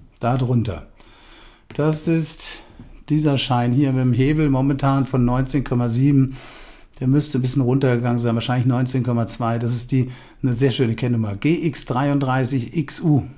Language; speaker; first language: German; native; German